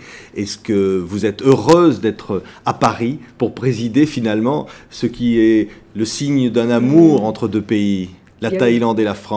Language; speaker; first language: French; native; French